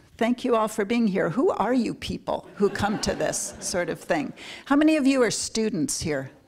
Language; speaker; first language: English; native; English